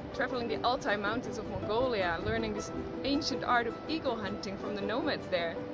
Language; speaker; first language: English; non-native, fluent; Dutch